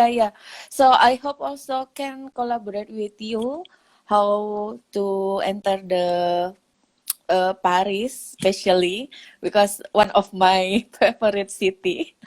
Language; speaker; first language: English; non-native, local second language; Indonesian